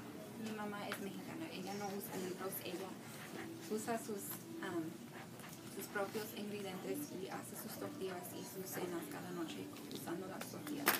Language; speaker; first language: Spanish; early bilingual, heritage; Spanish